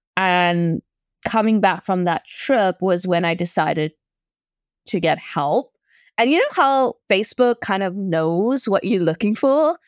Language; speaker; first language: English; native; English